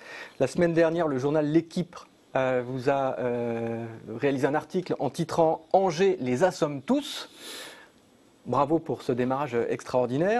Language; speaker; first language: French; native; French